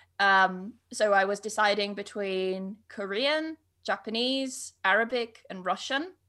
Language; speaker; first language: English; native; English